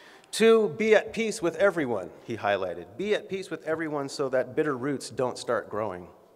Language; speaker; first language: English; native; English